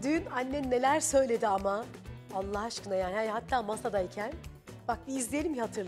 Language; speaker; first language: Turkish; native; Turkish